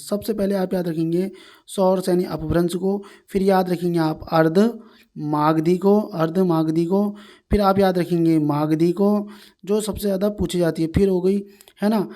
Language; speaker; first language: Hindi; native; Hindi